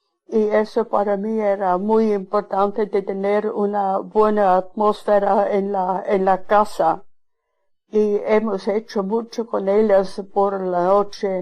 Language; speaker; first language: Spanish; non-native, fluent; Swiss German